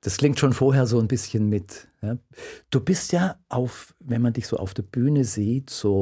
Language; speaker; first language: German; native; German